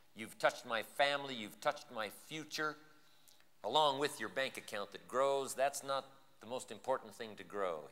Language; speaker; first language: English; native; English